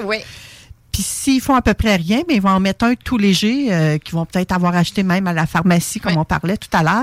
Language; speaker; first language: French; native; French